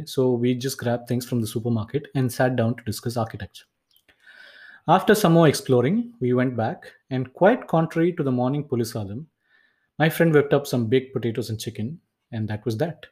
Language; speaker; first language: English; non-native, local second language; Tamil